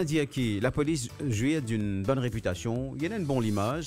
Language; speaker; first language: French; non-native, local second language; Morisyen